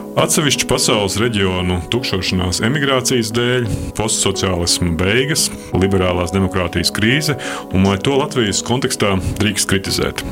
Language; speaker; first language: Latvian; native; Latvian